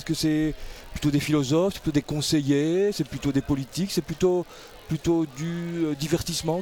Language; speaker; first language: French; native; French